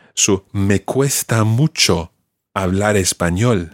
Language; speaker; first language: Spanish; non-native, fluent; English